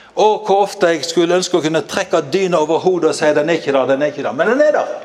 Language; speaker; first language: Norwegian; native; Norwegian